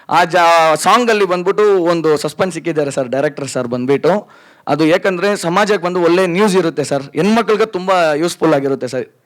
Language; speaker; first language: Kannada; non-native, local second language; Lambadi